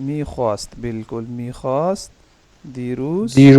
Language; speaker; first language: Persian; non-native, learner; Urdu